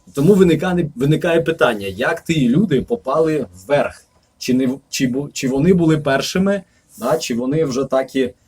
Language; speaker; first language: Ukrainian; native; Ukrainian